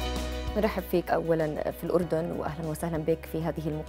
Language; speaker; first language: Arabic; native; Arabic